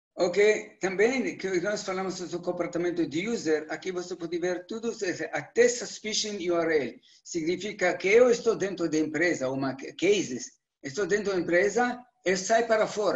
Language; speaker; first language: Portuguese; non-native, learner; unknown